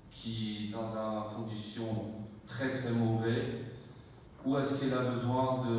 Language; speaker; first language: French; non-native, fluent; Uyghur